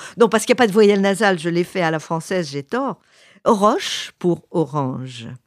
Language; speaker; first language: French; native; French